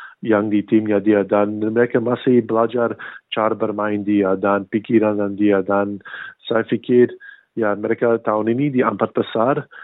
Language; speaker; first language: Indonesian; early bilingual, heritage; English